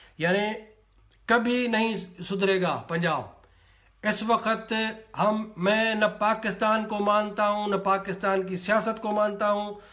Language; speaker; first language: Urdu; non-native, local second language; Sindhi